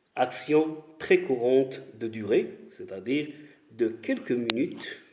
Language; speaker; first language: French; non-native, local second language; Arabic